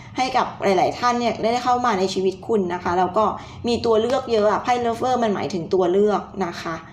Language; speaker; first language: Thai; native; Thai